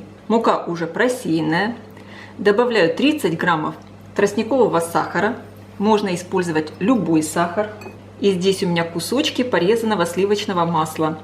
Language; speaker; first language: Russian; native; Russian